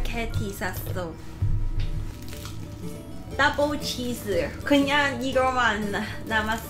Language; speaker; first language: Korean; non-native, learner; Cantonese